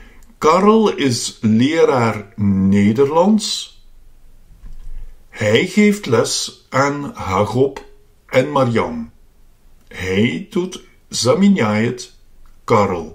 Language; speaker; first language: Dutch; non-native, fluent; Russian